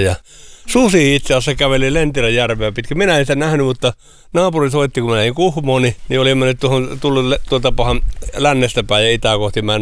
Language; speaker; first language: Finnish; native; Finnish